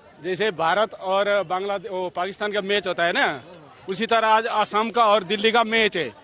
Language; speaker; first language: Hindi; non-native, local second language; Assamese